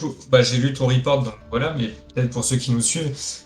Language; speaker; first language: French; native; French